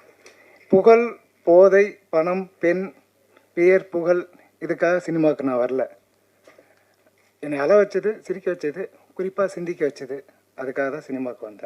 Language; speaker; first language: Tamil; native; Tamil